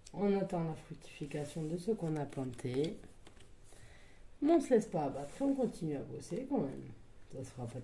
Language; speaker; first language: French; native; French